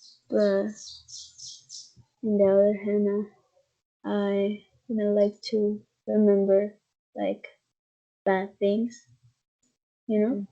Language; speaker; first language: English; non-native, fluent; Spanish